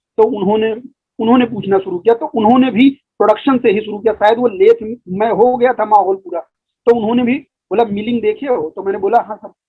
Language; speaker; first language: Hindi; native; Hindi